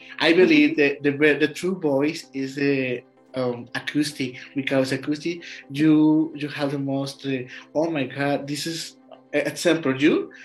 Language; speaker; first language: English; non-native, learner; Spanish